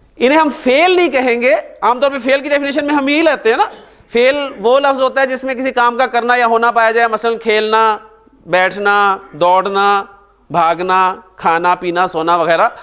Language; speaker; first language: Urdu; native; Urdu